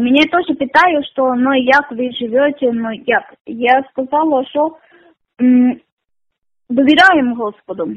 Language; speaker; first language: Ukrainian; non-native, learner; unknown